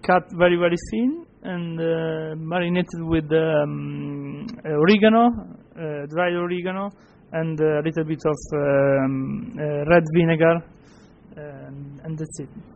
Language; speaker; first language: English; non-native, fluent; Italian